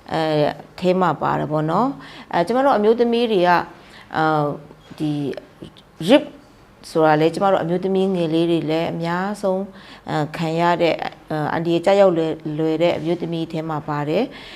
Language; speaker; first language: Burmese; non-native, local second language; Kachin